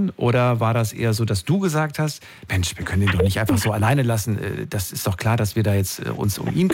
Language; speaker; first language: German; native; German